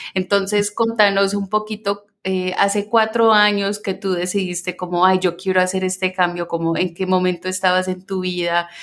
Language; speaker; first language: Spanish; early bilingual, heritage; Spanish